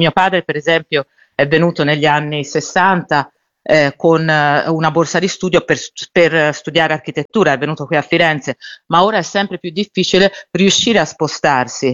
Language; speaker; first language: Italian; native; Italian